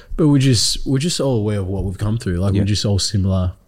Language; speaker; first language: English; early bilingual, other home language; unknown